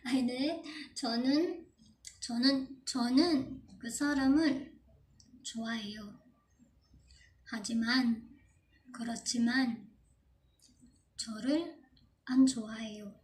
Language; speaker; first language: Korean; non-native, fluent; Filipino